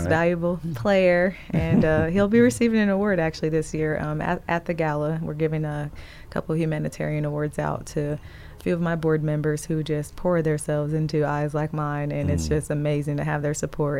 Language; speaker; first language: English; native; English